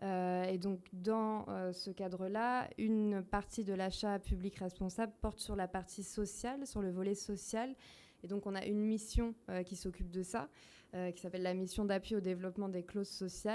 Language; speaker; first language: French; native; French